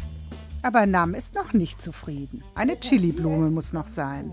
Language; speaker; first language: German; native; German